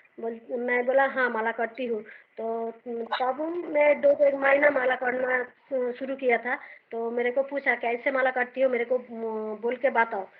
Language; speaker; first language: Hindi; non-native, local second language; Bangla